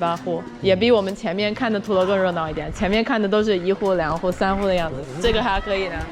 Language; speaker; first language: Chinese; non-native, fluent; English